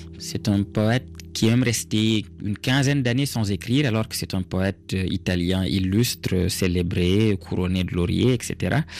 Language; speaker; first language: French; non-native, local second language; Serer